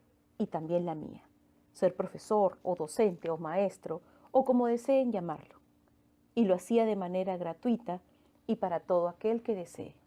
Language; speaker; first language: Spanish; native; Spanish